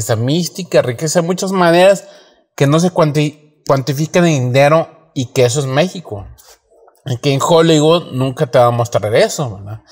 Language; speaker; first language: Spanish; native; Spanish